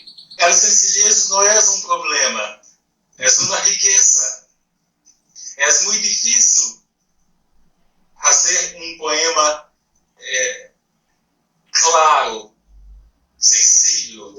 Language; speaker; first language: Spanish; non-native, learner; Portuguese